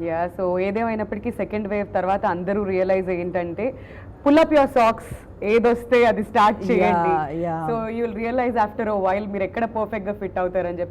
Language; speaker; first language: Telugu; native; Telugu